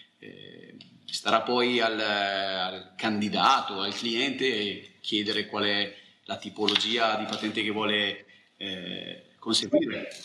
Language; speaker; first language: Italian; native; Italian